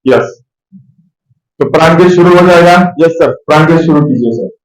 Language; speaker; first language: Hindi; non-native, local second language; Marathi